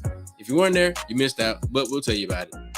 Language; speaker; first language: English; native; English